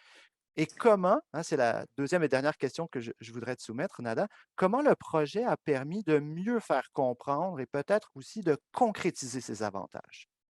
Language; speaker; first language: French; native; French